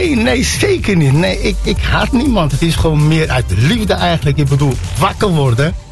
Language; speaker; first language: Dutch; early bilingual, other home language; Berber languages